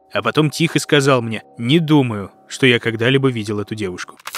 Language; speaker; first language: Russian; native; Russian